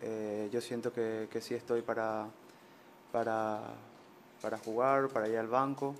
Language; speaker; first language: Portuguese; non-native, learner; Spanish